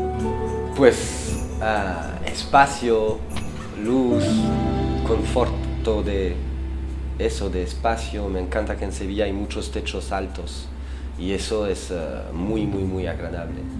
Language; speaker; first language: Spanish; non-native, fluent; French